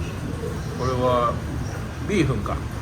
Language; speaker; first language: Japanese; native; Japanese